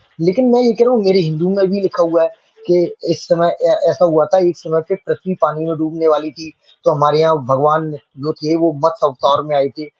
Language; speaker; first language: Hindi; native; Hindi